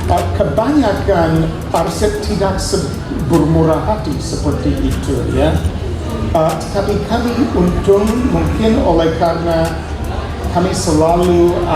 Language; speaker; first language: Indonesian; non-native, fluent; English